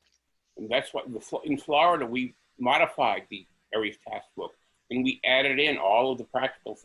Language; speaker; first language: English; native; English